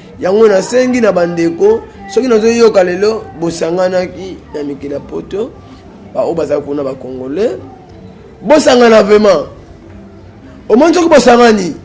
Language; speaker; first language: Lingala; non-native, local second language; Kongo